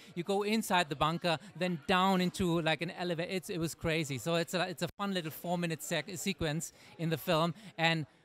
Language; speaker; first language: English; native; English